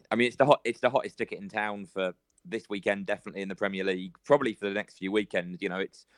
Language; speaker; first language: English; native; English